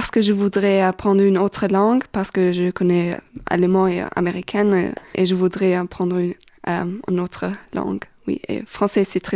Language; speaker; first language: French; non-native, learner; German